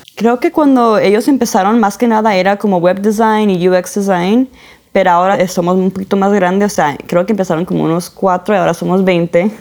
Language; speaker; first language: Spanish; early bilingual, heritage; Spanish